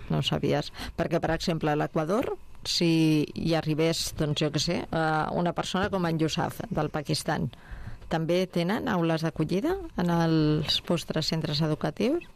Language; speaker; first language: Catalan; native; Catalan